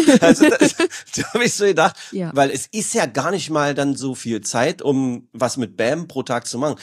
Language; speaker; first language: German; native; German